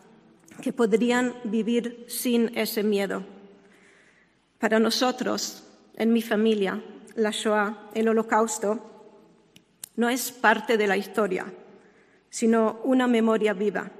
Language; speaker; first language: Spanish; non-native, fluent; Hebrew